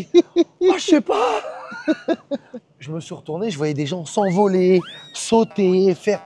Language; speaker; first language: French; native; French